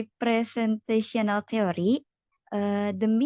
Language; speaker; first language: English; non-native, learner; Indonesian